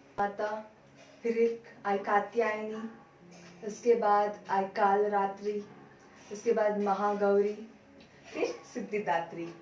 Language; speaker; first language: Hindi; non-native, local second language; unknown